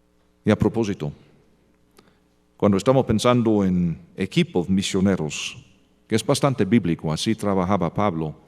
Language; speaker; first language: Spanish; non-native, fluent; English